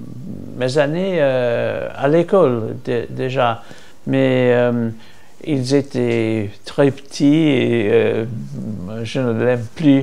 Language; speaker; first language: French; non-native, fluent; English